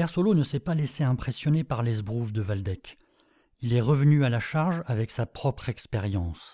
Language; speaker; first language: French; native; French